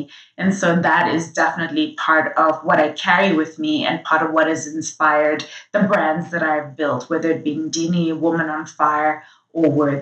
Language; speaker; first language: English; non-native, local second language; Shona